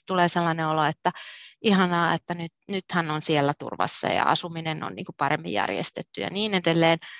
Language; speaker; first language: Finnish; native; Finnish